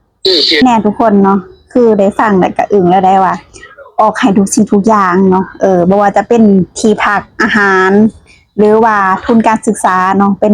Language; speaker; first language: Thai; non-native, local second language; Northeastern Thai